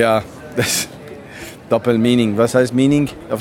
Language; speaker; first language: German; non-native, learner; Italian